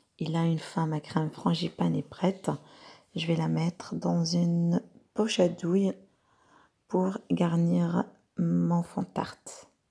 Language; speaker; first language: French; non-native, local second language; Arabic